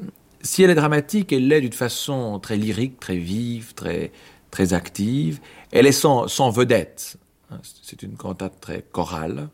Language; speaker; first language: French; native; French